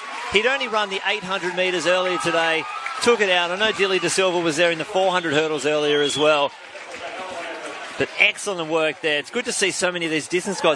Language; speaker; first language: English; native; English